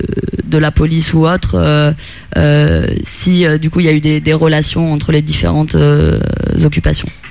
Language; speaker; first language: French; non-native, fluent; Italian